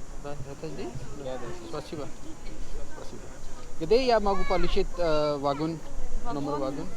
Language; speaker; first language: Russian; non-native, learner; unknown